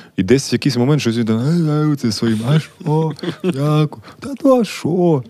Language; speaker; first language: Ukrainian; native; Ukrainian